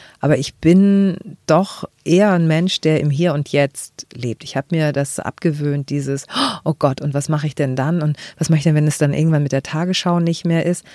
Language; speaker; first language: German; early bilingual, other home language; Greek